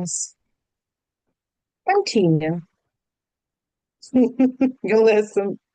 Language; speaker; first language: English; non-native, learner; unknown